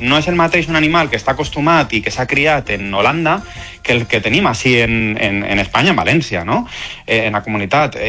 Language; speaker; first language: Catalan; native; Catalan